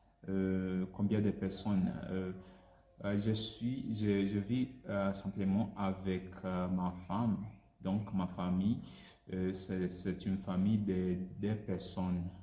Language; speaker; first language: French; non-native, learner; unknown